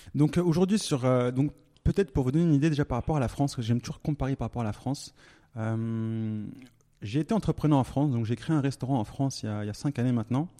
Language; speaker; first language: French; native; French